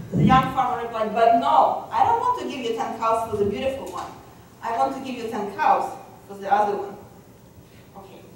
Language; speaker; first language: English; non-native, fluent; Russian